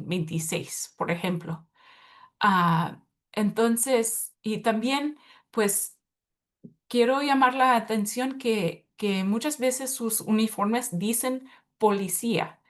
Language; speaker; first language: Spanish; early bilingual, heritage; Spanish